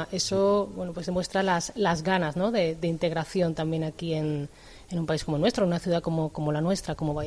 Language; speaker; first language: Spanish; native; Spanish